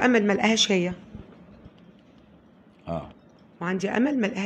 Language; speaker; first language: Arabic; native; Arabic